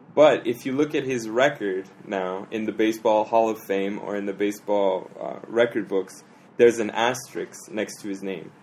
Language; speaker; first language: English; native; English